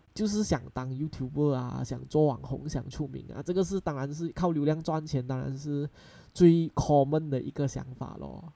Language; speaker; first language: Chinese; native; Chinese